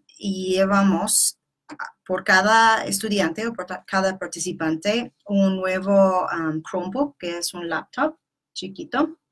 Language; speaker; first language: Spanish; non-native, fluent; English